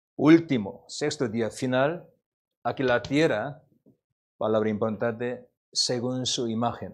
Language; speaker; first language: Spanish; non-native, learner; Korean